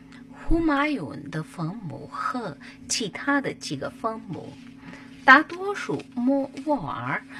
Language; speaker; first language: Chinese; non-native, fluent; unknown